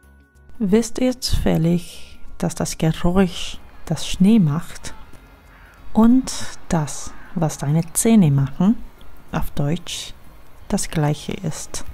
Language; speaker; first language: German; non-native, fluent; Korean